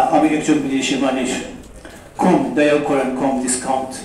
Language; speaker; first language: Bangla; non-native, learner; Persian